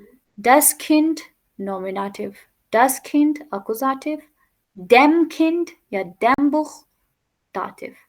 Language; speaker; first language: German; non-native, fluent; Urdu